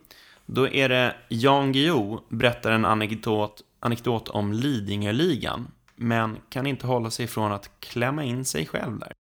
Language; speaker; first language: Swedish; native; Swedish